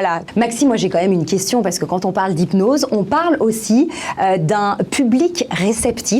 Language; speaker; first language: French; native; French